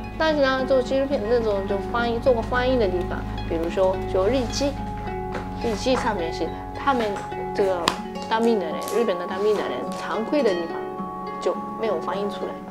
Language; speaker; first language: Chinese; non-native, fluent; Japanese